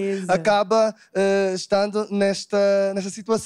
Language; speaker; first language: Portuguese; native; Portuguese